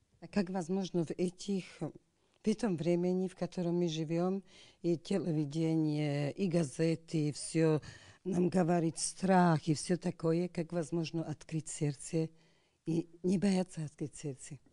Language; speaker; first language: Russian; non-native, learner; Slovak